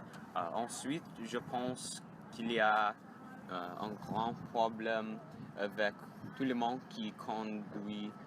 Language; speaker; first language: French; non-native, learner; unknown